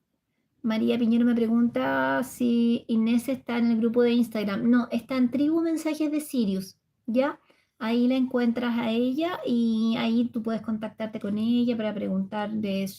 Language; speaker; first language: Spanish; native; Spanish